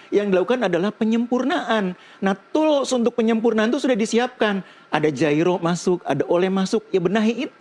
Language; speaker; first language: Indonesian; native; Indonesian